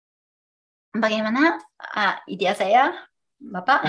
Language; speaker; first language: Indonesian; non-native, fluent; Japanese